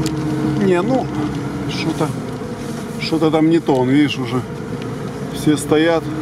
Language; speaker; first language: Russian; native; Russian